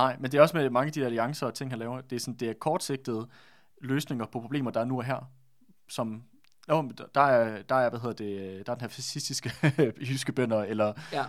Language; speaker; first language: Danish; native; Danish